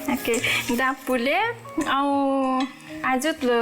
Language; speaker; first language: French; non-native, learner; Nepali